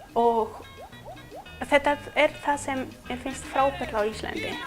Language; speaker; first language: Icelandic; non-native, fluent; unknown